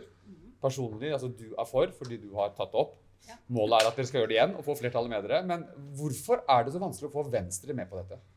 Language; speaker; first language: Norwegian; native; Norwegian